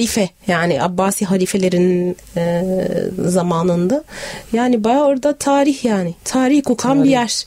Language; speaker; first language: Turkish; non-native, fluent; Arabic